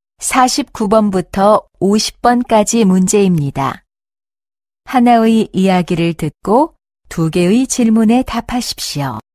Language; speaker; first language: Korean; native; Korean